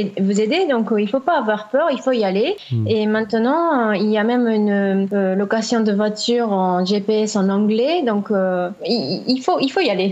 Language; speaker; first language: French; non-native, fluent; Japanese